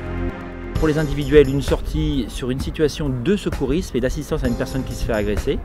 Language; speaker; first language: French; native; French